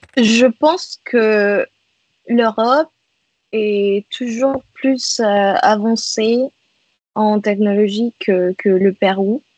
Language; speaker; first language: French; non-native, fluent; Spanish